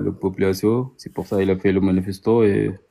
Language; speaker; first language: French; non-native, learner; Arabic